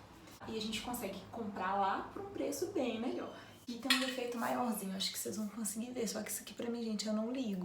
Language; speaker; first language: Portuguese; native; Portuguese